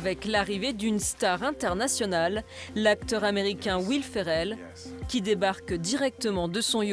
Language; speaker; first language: French; native; French